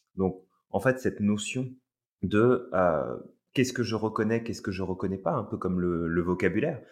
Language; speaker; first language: French; native; French